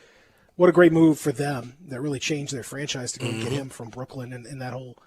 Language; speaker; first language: English; native; English